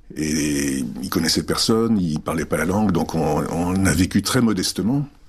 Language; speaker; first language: French; early bilingual, other home language; Czech